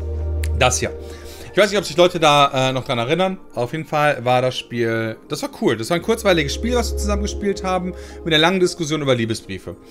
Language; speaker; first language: German; native; German